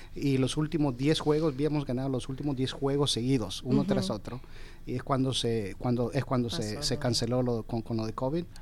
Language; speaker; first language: Spanish; early bilingual, heritage; Spanish